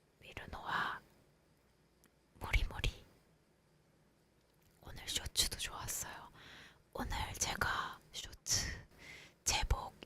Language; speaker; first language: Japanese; non-native, learner; Korean